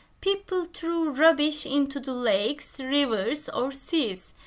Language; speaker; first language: English; non-native, fluent; Turkish